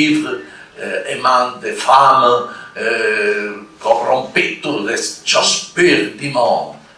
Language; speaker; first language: French; non-native, fluent; Spanish